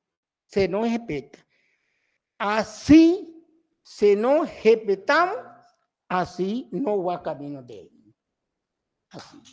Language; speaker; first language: Portuguese; non-native, learner; Spanish